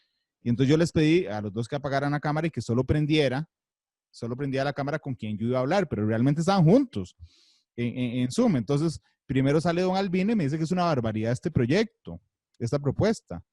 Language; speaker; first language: Spanish; native; Spanish